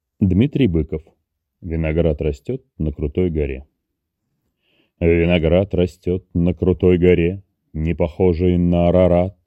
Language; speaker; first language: Russian; native; Russian